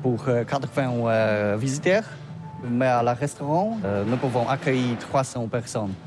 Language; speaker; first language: French; non-native, learner; Polish